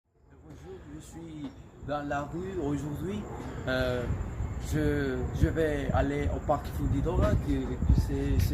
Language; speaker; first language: French; non-native, learner; Spanish